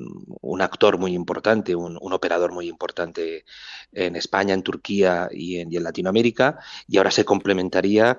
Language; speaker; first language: Spanish; native; Spanish